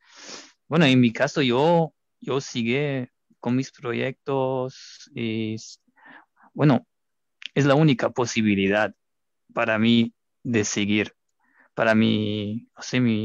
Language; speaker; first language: Spanish; non-native, fluent; German